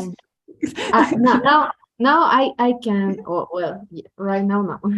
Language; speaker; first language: English; non-native, learner; Spanish